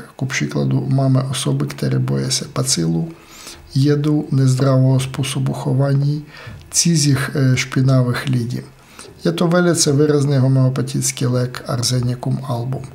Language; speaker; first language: Czech; non-native, fluent; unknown